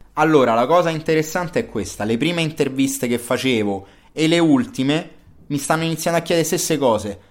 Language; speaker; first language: Italian; native; Italian